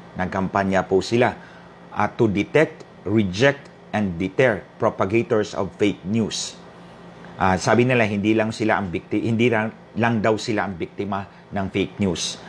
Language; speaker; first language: Filipino; non-native, local second language; Waray